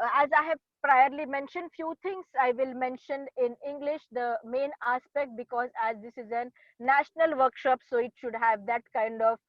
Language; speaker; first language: English; non-native, local second language; Marathi